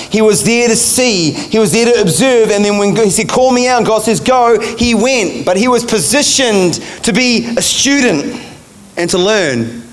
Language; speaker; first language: English; native; English